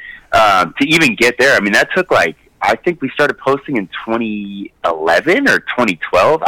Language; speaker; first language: English; native; English